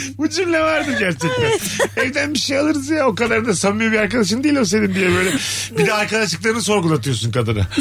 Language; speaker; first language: Turkish; native; Turkish